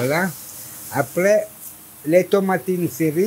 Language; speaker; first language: French; non-native, learner; Italian